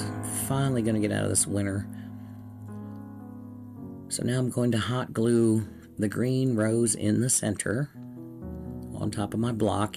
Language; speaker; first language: English; native; English